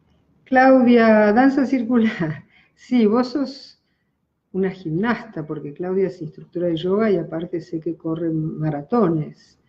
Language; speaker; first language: Spanish; native; Spanish